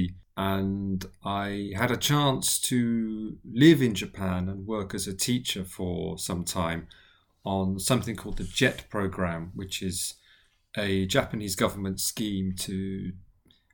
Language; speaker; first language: English; native; English